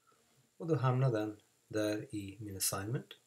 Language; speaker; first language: Swedish; non-native, fluent; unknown